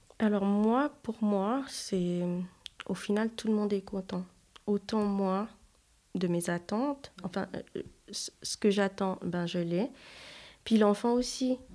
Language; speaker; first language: French; non-native, local second language; Haitian Creole